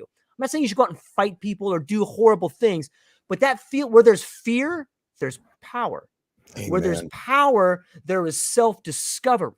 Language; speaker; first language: English; native; English